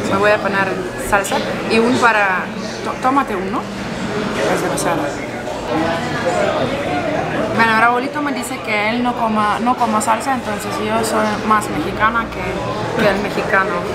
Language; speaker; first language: Spanish; non-native, learner; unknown